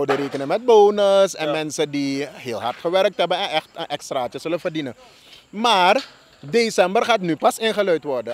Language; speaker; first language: Dutch; native; Dutch